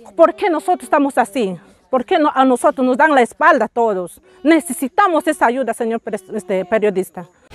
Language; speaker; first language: Spanish; native; Spanish